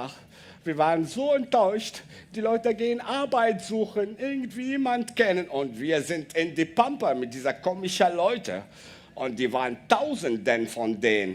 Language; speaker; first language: German; non-native, learner; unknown